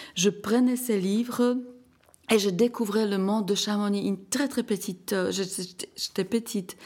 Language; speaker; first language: French; non-native, fluent; Slovak